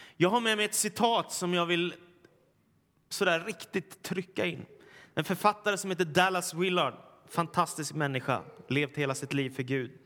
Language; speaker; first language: Swedish; native; Swedish